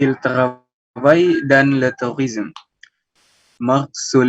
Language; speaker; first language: French; non-native, learner; Indonesian